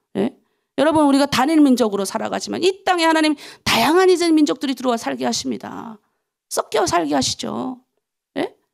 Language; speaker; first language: Korean; native; Korean